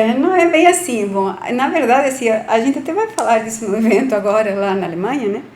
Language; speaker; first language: Portuguese; non-native, fluent; Spanish